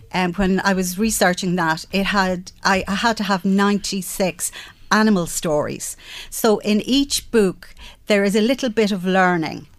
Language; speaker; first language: English; native; English